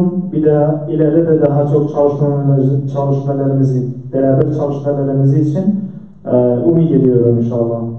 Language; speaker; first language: Turkish; non-native, fluent; Central Kurdish